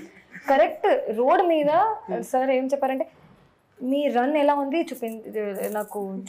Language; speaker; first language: Telugu; non-native, learner; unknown